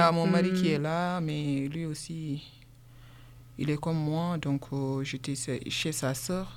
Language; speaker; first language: French; non-native, local second language; Soninke